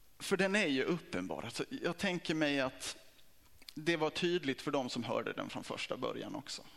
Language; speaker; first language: Swedish; native; Swedish